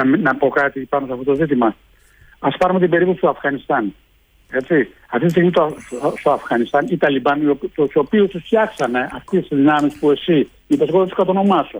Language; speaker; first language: Greek; early bilingual, heritage; Greek